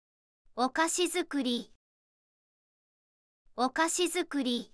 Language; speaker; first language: Japanese; native; Japanese